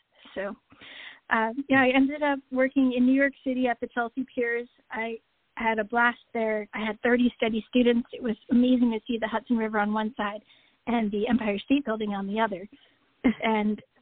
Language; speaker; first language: English; native; English